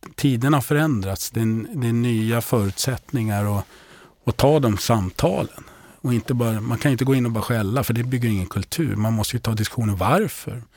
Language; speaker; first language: Swedish; native; Swedish